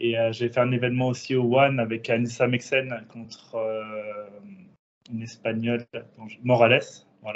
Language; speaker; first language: French; native; French